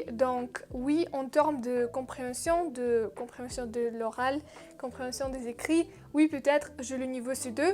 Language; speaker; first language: French; non-native, fluent; Russian